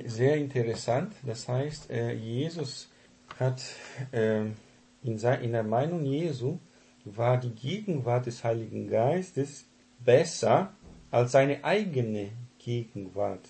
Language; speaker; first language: German; non-native, fluent; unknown